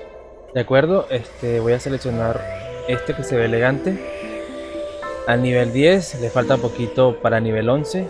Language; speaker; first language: Spanish; native; Spanish